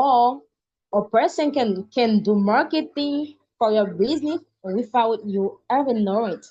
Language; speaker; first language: English; non-native, learner; French